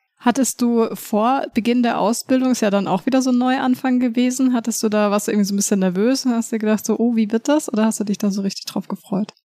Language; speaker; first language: German; native; German